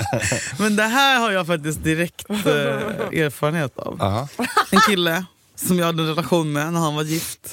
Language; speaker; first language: Swedish; native; Swedish